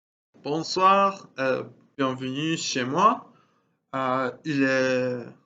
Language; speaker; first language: French; non-native, learner; English